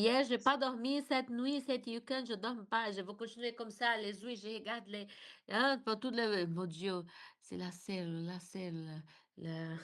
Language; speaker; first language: French; non-native, learner; Portuguese